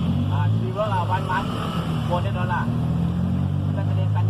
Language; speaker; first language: English; non-native, learner; Thai